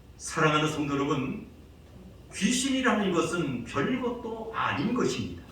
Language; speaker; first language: Korean; native; Korean